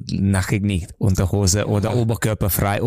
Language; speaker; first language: German; non-native, fluent; Romanian